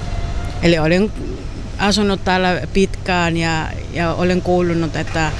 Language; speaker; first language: Finnish; non-native, learner; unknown